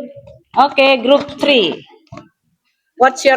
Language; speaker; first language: English; non-native, learner; Indonesian